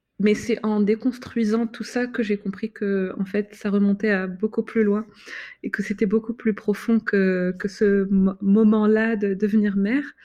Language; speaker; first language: French; non-native, fluent; Arabic